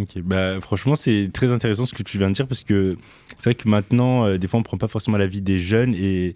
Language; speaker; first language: French; native; French